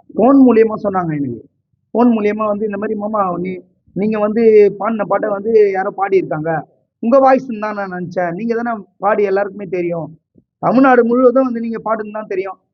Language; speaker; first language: Tamil; native; Tamil